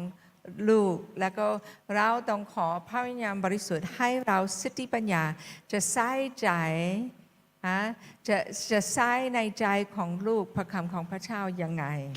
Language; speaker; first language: Thai; non-native, fluent; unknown